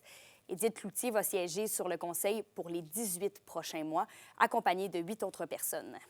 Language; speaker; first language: French; native; French